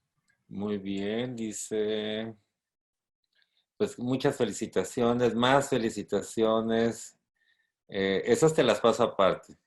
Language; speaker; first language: Spanish; native; Spanish